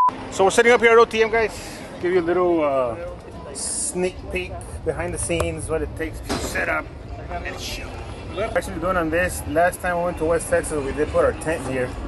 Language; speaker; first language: English; early bilingual, other home language; Spanish